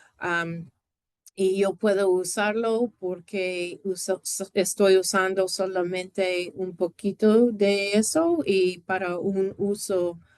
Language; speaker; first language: Spanish; non-native, fluent; English